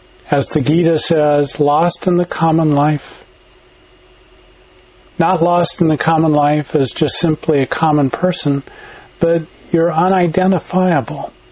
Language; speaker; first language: English; native; English